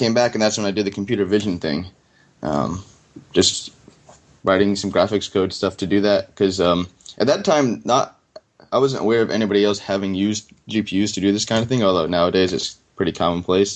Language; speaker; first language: English; native; English